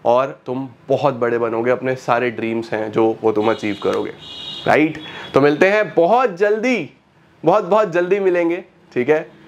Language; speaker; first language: Hindi; native; Hindi